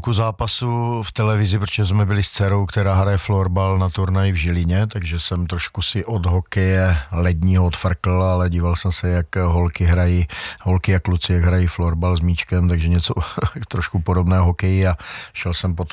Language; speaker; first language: Czech; native; Czech